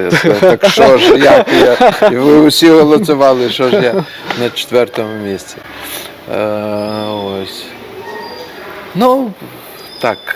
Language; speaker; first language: Ukrainian; non-native, local second language; Russian